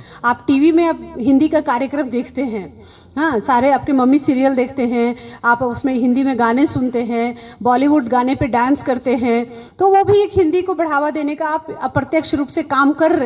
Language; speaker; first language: Hindi; native; Hindi